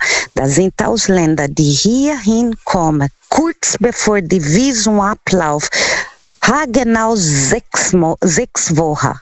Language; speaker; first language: German; non-native, learner; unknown